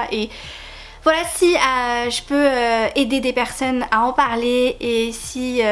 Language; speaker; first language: French; native; French